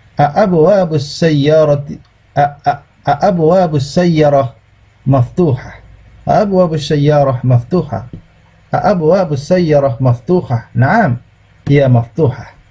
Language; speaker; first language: Arabic; non-native, fluent; Indonesian